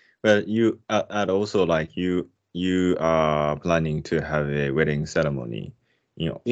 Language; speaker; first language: English; non-native, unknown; Japanese